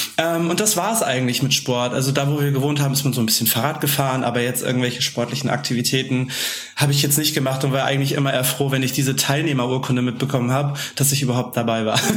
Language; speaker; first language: German; native; German